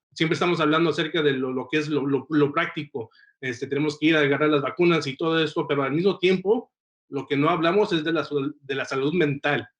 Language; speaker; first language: Spanish; early bilingual, heritage; Spanish